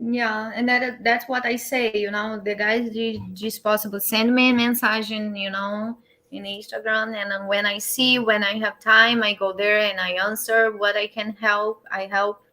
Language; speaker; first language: English; non-native, learner; Portuguese